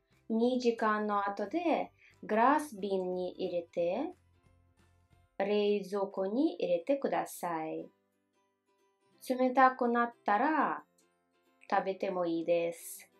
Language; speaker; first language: Japanese; non-native, fluent; Russian